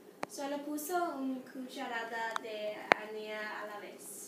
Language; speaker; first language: Spanish; non-native, learner; English